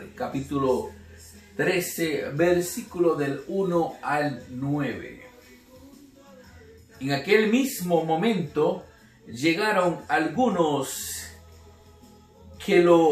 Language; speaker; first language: Spanish; native; Spanish